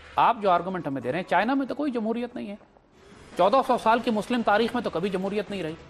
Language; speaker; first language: Urdu; native; Urdu